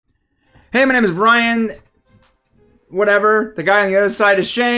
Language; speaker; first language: English; native; English